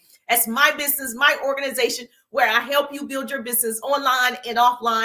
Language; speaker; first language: English; native; English